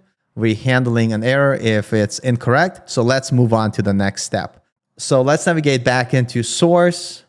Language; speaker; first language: English; native; English